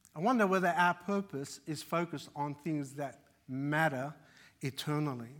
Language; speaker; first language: English; early bilingual, other home language; Arabic